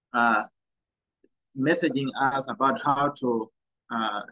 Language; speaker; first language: English; non-native, fluent; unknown